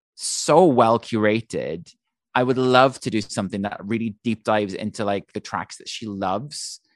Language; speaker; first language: English; native; English